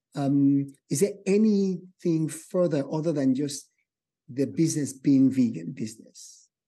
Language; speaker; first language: English; non-native, local second language; Yoruba